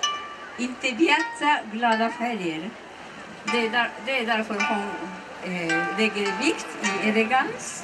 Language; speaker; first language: Swedish; non-native, learner; Japanese